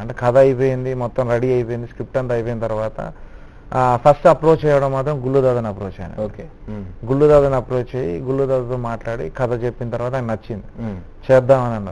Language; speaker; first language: Telugu; native; Telugu